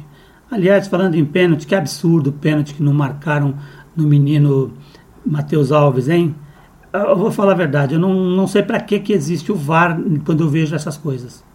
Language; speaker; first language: Portuguese; native; Portuguese